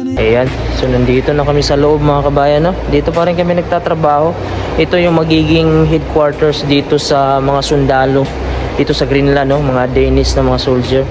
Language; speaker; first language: Filipino; non-native, local second language; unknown